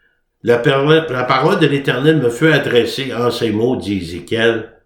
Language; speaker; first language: French; native; French